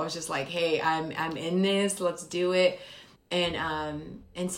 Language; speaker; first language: English; early bilingual, other home language; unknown